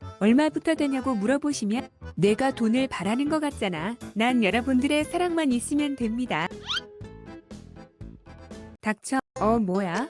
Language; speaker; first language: Korean; native; Korean